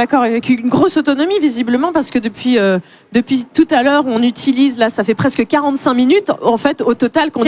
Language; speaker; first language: French; native; French